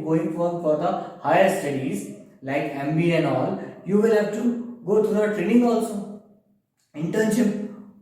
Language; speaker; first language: English; non-native, local second language; Hindi